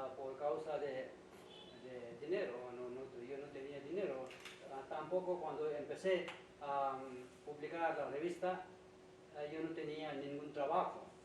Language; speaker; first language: Spanish; non-native, fluent; Hindi